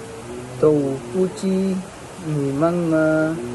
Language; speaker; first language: Chinese; non-native, learner; Malay